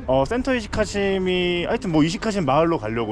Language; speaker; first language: Korean; native; Korean